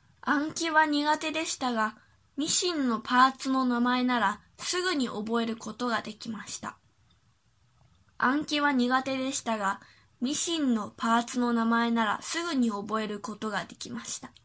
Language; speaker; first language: Japanese; early bilingual, other home language; Chinese